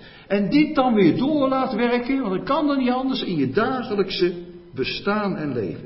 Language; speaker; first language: Dutch; native; Dutch